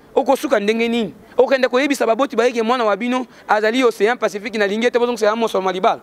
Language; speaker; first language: Lingala; native; Lingala